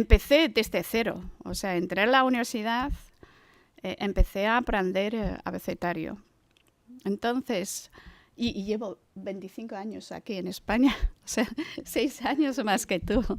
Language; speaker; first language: Spanish; non-native, fluent; Chinese